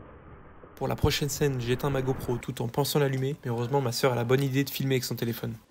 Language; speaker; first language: French; native; French